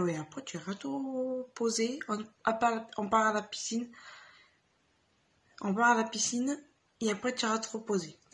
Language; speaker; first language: French; native; French